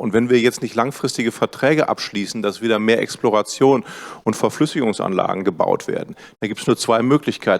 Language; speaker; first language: German; native; German